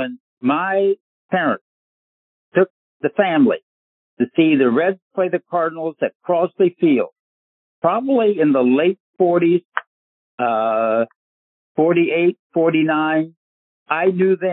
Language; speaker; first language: English; native; English